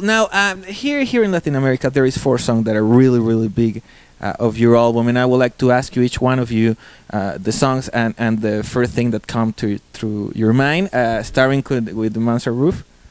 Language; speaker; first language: English; non-native, fluent; Spanish